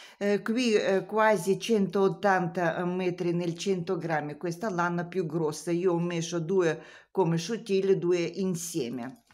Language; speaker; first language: Italian; non-native, learner; Russian